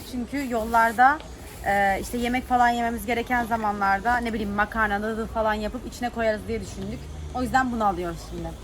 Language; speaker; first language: Turkish; native; Turkish